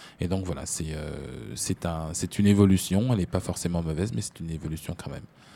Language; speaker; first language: French; native; French